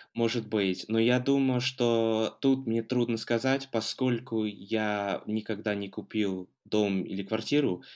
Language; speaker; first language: Russian; non-native, fluent; English